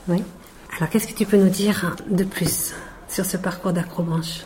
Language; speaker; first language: French; native; French